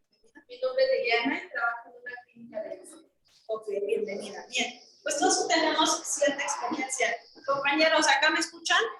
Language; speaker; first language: Spanish; native; Spanish